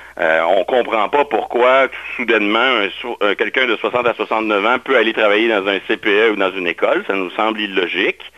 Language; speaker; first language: French; native; French